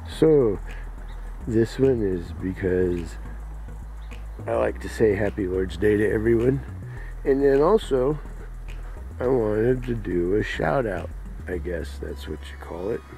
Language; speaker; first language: English; native; English